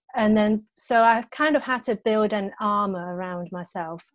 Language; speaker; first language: English; non-native, local second language; Cantonese